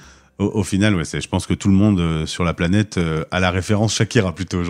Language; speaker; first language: French; native; French